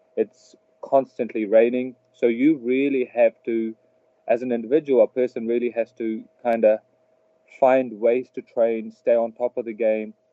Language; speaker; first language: English; early bilingual, other home language; Telugu